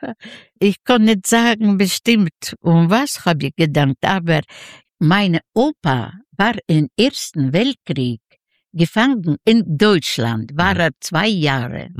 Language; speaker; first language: German; non-native, learner; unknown